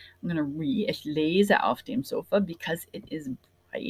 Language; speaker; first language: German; non-native, fluent; English